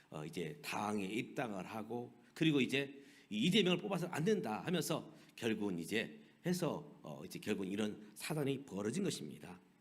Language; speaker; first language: Korean; native; Korean